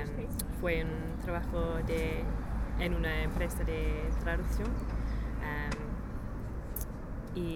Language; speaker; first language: Spanish; non-native, learner; English